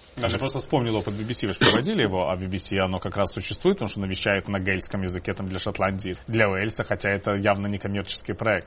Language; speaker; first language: Russian; native; Russian